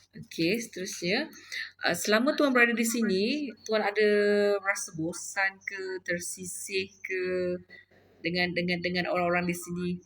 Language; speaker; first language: Malay; native; Malay